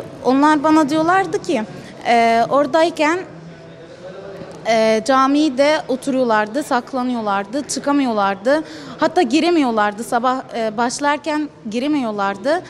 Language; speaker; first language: Turkish; non-native, fluent; Arabic